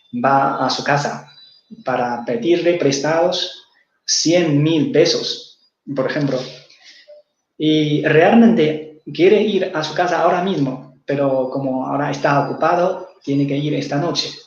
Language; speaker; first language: Spanish; non-native, fluent; Chinese